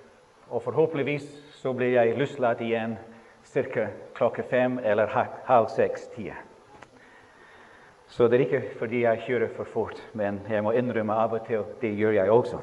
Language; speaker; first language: Norwegian; non-native, fluent; English